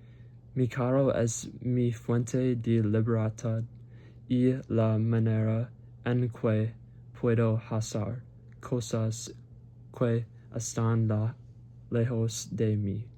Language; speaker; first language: Spanish; non-native, learner; English